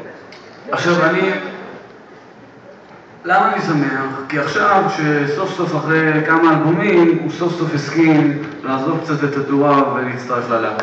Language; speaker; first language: Hebrew; native; Hebrew